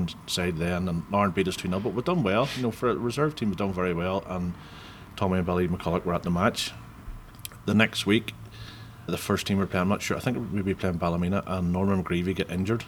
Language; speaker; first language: English; native; English